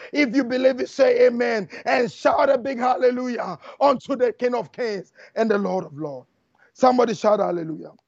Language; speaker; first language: English; non-native, local second language; Akan